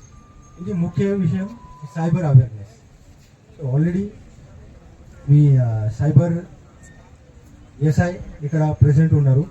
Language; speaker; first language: Telugu; non-native, learner; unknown